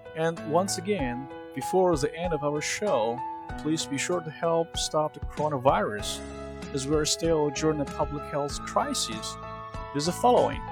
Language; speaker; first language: English; non-native, fluent; Chinese